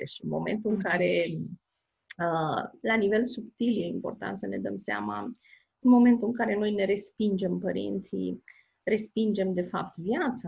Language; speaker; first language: Romanian; native; Romanian